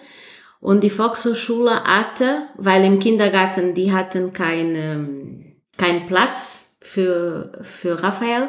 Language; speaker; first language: German; non-native, fluent; Portuguese